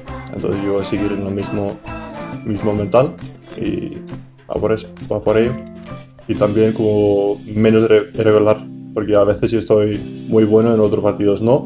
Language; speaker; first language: Spanish; non-native, learner; English